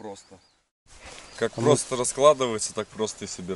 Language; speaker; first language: Russian; native; Russian